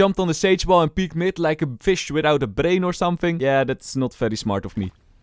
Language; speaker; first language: English; non-native, fluent; Dutch